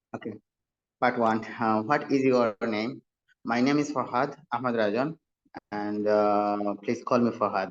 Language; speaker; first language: English; non-native, learner; Bangla